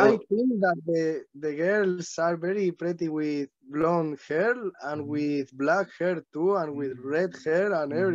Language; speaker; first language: English; non-native, learner; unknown